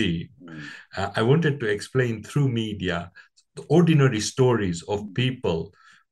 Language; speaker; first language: English; non-native, local second language; Gujarati